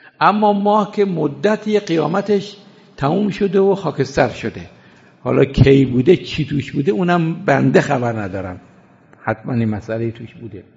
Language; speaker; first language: Persian; non-native, fluent; Arabic